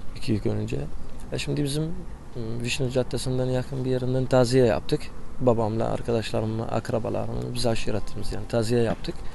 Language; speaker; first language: Turkish; non-native, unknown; Arabic